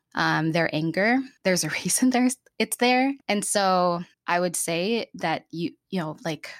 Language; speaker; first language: English; non-native, local second language; Filipino